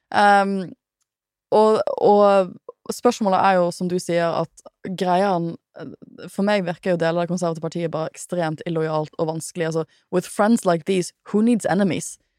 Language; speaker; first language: Norwegian; native; Norwegian